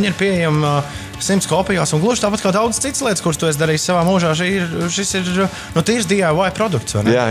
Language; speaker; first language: Latvian; native; Latvian